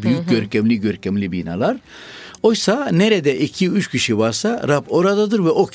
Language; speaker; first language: Turkish; non-native, fluent; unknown